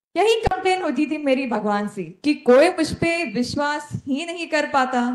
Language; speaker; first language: Hindi; non-native, local second language; Konkani